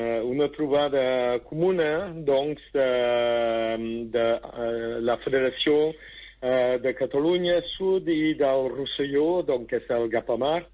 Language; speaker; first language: Catalan; non-native, local second language; French